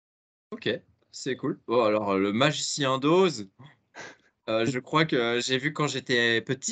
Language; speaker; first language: French; native; French